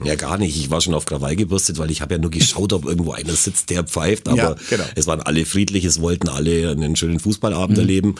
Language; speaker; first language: German; native; German